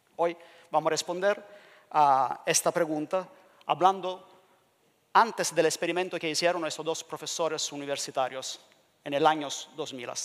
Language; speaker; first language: Spanish; non-native, learner; Italian